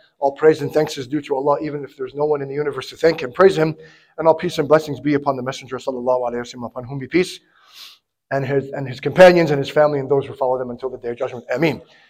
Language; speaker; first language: English; native; English